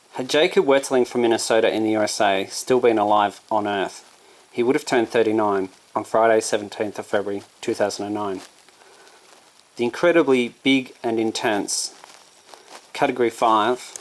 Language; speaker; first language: English; native; English